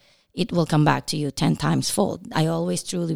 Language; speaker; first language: English; non-native, local second language; Filipino